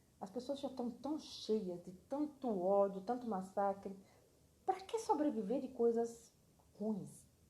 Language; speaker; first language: Portuguese; non-native, fluent; Spanish